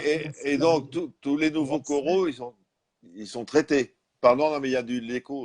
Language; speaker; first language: French; native; French